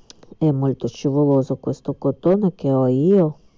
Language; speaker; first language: Italian; non-native, fluent; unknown